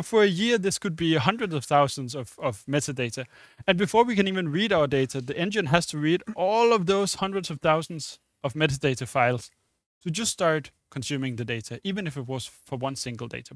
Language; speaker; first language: English; non-native, fluent; Danish